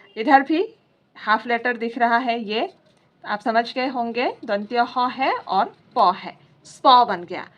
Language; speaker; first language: Hindi; non-native, local second language; Assamese